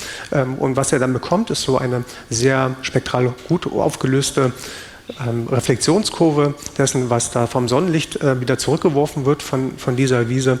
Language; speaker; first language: German; native; German